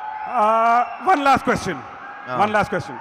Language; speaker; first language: Telugu; native; Telugu